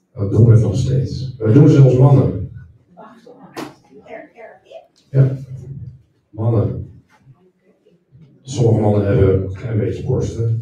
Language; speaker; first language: Dutch; native; Dutch